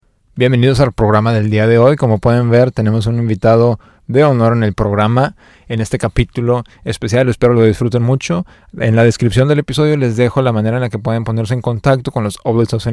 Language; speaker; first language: Spanish; native; Spanish